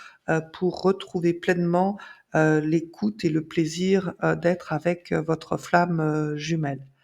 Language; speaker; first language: French; native; French